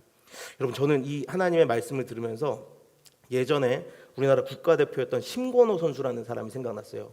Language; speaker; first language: Korean; native; Korean